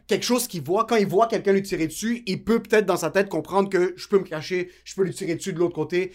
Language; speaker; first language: French; early bilingual, other home language; Arabic